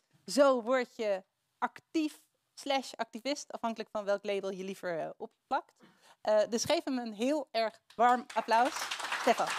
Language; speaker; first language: Dutch; native; Dutch